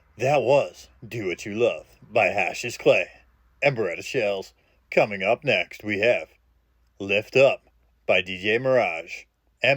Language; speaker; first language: English; native; English